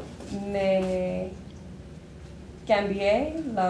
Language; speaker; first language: Spanish; non-native, learner; English